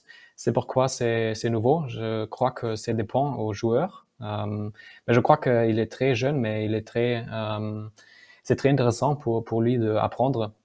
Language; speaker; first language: French; non-native, learner; German